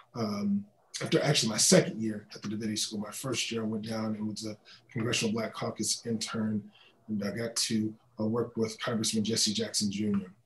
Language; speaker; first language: English; native; English